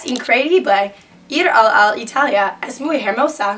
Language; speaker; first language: Spanish; non-native, learner; English